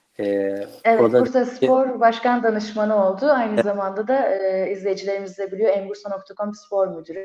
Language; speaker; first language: Turkish; native; Turkish